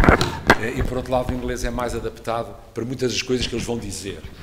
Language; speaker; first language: Portuguese; native; Portuguese